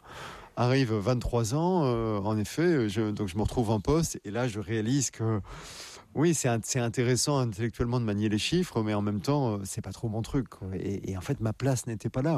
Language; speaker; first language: French; native; French